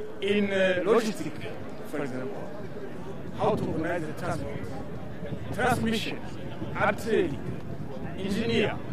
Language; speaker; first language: English; non-native, learner; Rundi